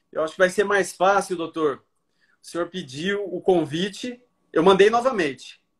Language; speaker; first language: Portuguese; native; Portuguese